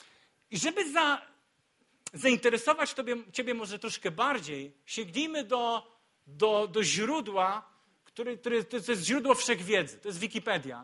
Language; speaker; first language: Polish; native; Polish